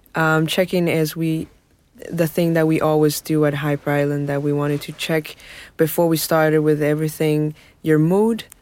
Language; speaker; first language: English; non-native, fluent; Chinese